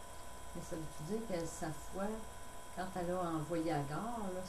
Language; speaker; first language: French; native; French